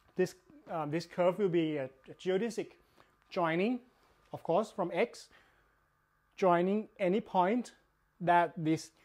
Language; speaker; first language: English; non-native, fluent; Thai